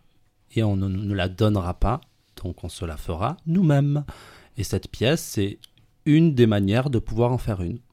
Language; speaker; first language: French; native; French